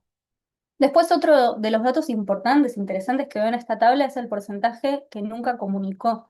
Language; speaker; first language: Spanish; native; Spanish